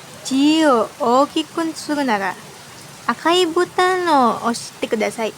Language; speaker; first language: Japanese; non-native, learner; Indonesian